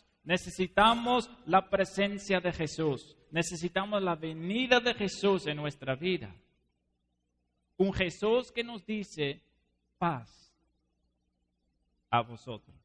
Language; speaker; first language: Spanish; non-native, fluent; Dutch